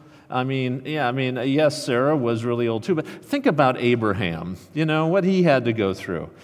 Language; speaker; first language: English; native; English